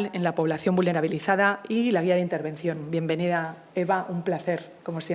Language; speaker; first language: Spanish; native; Spanish